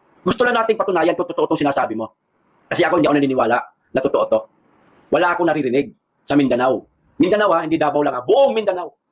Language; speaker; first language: Filipino; non-native, local second language; Cebuano